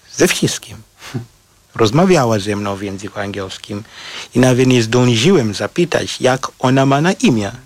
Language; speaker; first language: Polish; non-native, fluent; Shona